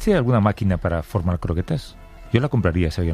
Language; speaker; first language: Spanish; native; Spanish